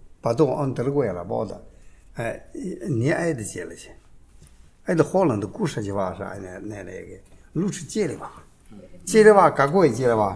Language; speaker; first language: Russian; non-native, learner; Chinese